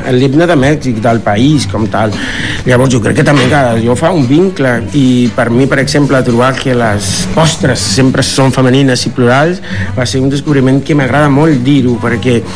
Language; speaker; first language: Catalan; non-native, fluent; Spanish